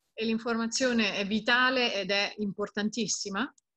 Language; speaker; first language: Italian; native; Italian